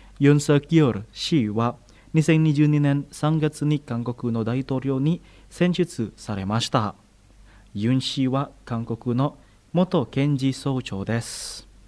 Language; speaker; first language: Japanese; non-native, fluent; Indonesian